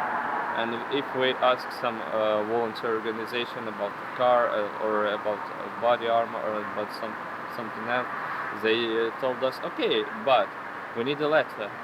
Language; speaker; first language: English; non-native, learner; Ukrainian